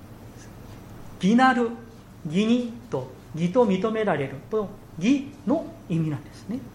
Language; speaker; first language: Japanese; non-native, fluent; Korean